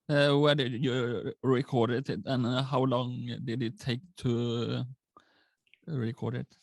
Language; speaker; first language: English; non-native, learner; Swedish